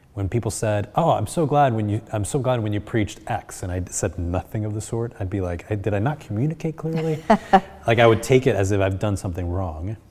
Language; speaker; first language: English; early bilingual, other home language; Spanish